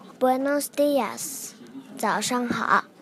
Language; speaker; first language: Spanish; non-native, fluent; Chinese